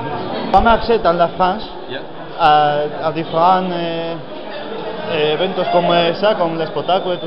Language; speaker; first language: French; non-native, learner; Basque